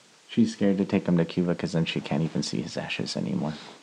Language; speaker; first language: English; early bilingual, other home language; Spanish